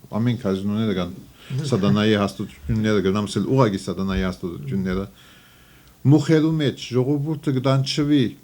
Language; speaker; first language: Armenian; early bilingual, heritage; Armenian